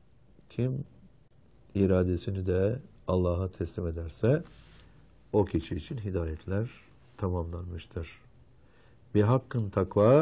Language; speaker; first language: Turkish; native; Turkish